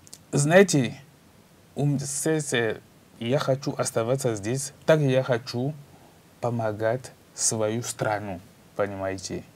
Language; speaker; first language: Russian; non-native, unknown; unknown